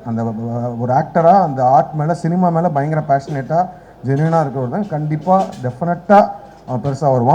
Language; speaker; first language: Tamil; native; Tamil